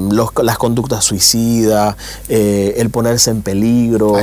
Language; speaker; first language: Spanish; native; Spanish